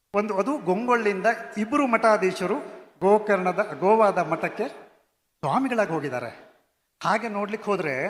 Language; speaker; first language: Kannada; non-native, local second language; Konkani